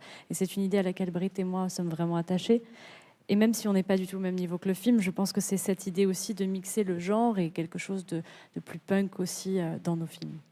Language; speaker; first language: French; native; French